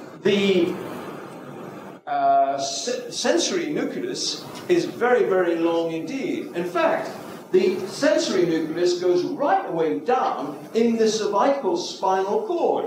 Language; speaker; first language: English; native; English